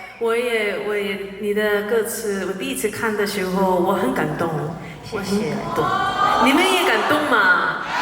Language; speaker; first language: Chinese; non-native, learner; Korean